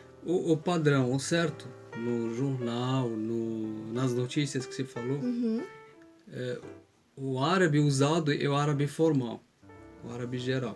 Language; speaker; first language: Portuguese; non-native, fluent; Arabic